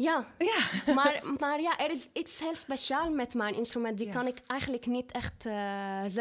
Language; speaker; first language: Dutch; non-native, fluent; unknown